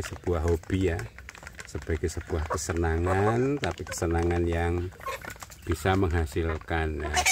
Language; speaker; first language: Indonesian; native; Indonesian